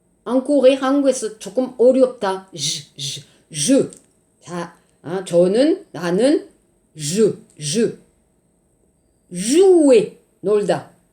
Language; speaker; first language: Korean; non-native, learner; French